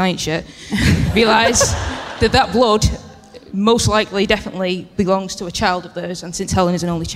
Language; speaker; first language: English; native; English